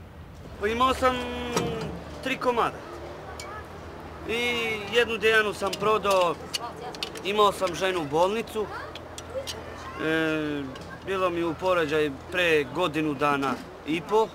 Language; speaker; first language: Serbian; non-native, local second language; Romany